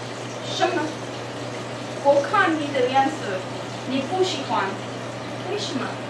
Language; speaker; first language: Chinese; non-native, learner; English